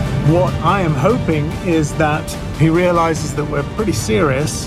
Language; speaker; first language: English; native; English